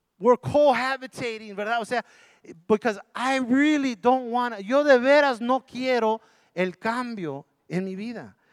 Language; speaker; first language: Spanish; early bilingual, heritage; Spanish